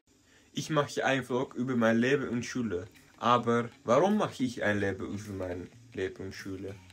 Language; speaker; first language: German; non-native, learner; Dutch